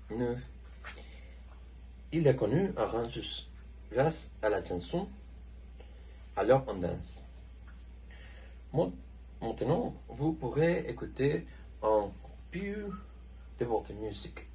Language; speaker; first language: French; non-native, learner; Spanish